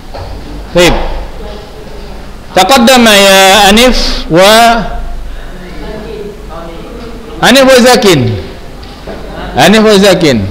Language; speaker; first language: Arabic; non-native, fluent; Indonesian